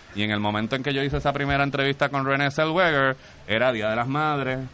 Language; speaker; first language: Spanish; native; Spanish